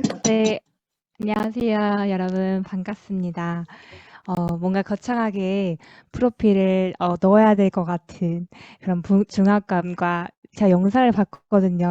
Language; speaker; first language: Korean; early bilingual, heritage; Korean